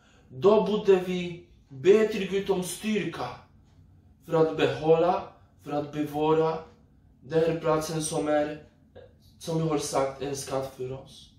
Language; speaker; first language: Swedish; non-native, fluent; Polish